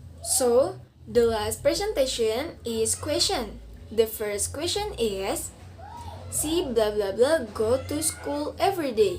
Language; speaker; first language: English; non-native, learner; Indonesian